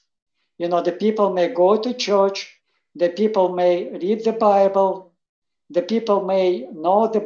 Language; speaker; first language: English; non-native, fluent; Russian